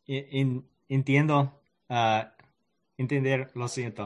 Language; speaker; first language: Spanish; non-native, learner; English